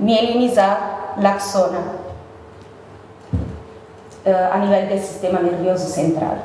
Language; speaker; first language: Spanish; non-native, fluent; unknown